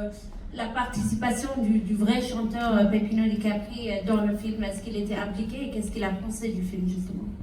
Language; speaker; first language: French; native; French